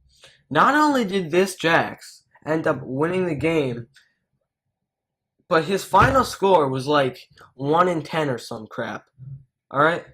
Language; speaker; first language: English; native; English